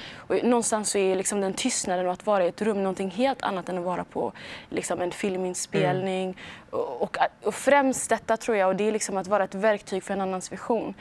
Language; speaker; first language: Swedish; early bilingual, other home language; Somali